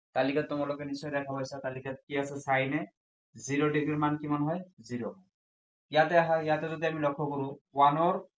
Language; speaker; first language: Assamese; non-native, local second language; Bangla